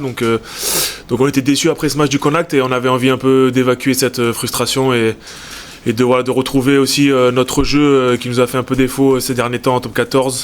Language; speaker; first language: French; native; French